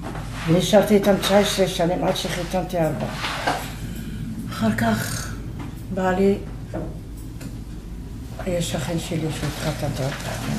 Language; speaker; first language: Hebrew; non-native, fluent; Arabic